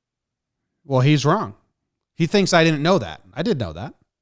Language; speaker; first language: English; native; English